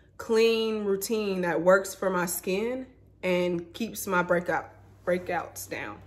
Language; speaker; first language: English; native; English